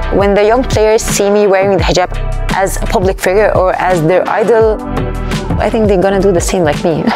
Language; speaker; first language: English; non-native, fluent; Arabic